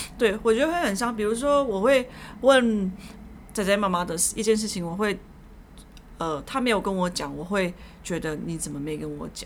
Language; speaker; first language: Chinese; native; Chinese